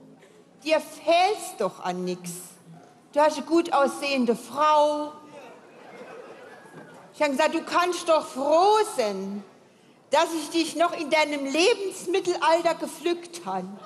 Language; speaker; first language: German; native; German